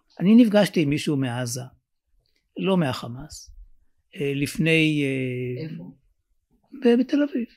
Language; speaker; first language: Hebrew; native; Hebrew